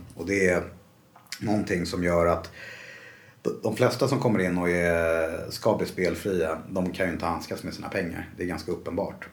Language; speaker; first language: Swedish; native; Swedish